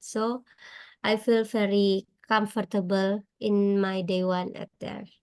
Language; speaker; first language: English; non-native, learner; Indonesian